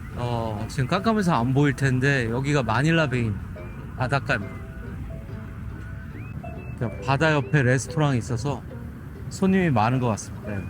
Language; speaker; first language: Korean; native; Korean